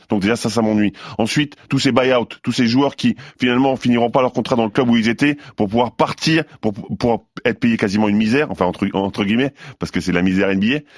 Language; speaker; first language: French; native; French